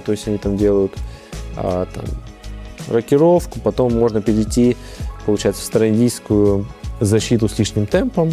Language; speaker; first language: Russian; native; Russian